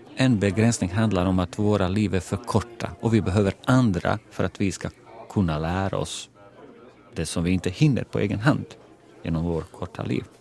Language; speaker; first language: Swedish; non-native, fluent; Bosnian